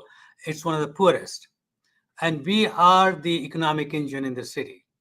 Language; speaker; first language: English; non-native, fluent; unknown